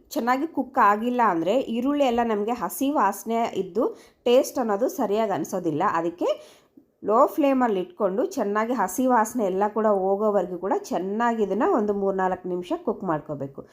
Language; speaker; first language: Kannada; native; Kannada